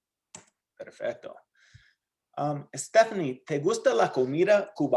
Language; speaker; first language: Spanish; non-native, fluent; English